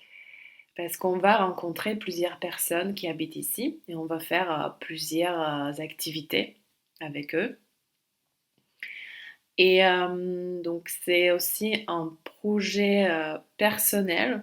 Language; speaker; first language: French; non-native, fluent; Slovak